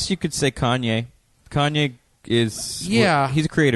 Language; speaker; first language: English; native; English